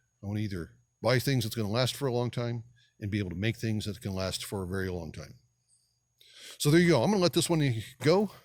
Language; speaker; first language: English; native; English